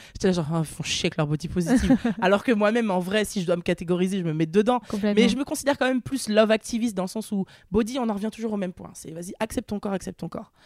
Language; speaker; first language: French; native; French